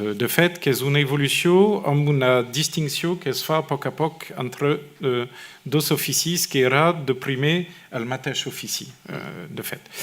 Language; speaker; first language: Catalan; non-native, fluent; French